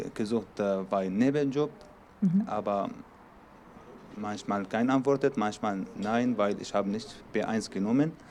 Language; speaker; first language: German; non-native, learner; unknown